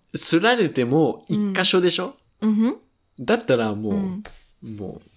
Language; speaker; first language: Japanese; non-native, fluent; English